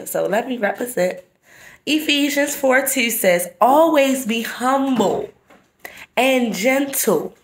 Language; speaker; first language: English; native; English